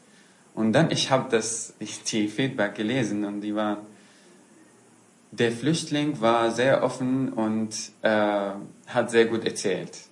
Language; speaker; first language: German; non-native, fluent; Arabic